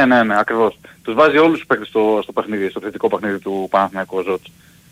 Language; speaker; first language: Greek; native; Greek